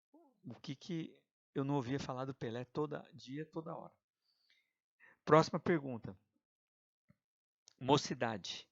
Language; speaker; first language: Portuguese; native; Portuguese